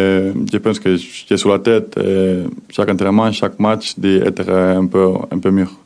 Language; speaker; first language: French; non-native, learner; Spanish